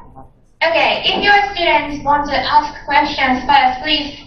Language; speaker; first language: English; non-native, fluent; Russian